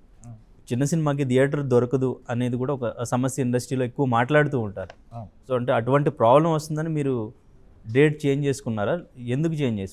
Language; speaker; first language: Telugu; native; Telugu